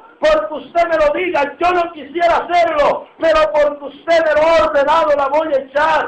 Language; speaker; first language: Spanish; native; Spanish